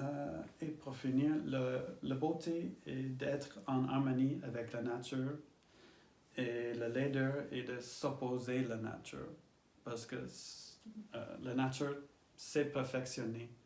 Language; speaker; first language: French; non-native, learner; English